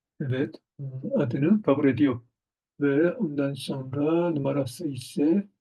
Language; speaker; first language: Turkish; non-native, fluent; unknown